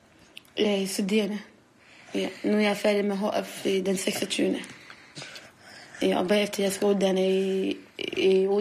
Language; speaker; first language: Danish; non-native, learner; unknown